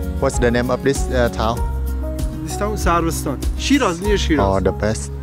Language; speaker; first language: English; non-native, learner; Vietnamese